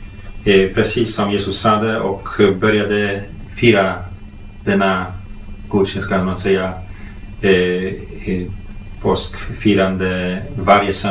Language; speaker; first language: Swedish; non-native, fluent; Polish